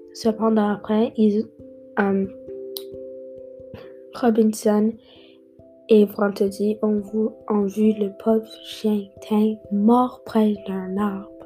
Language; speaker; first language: French; non-native, learner; English